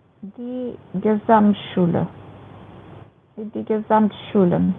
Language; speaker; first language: German; non-native, learner; Macedonian